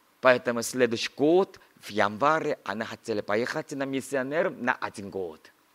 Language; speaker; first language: Russian; non-native, learner; Korean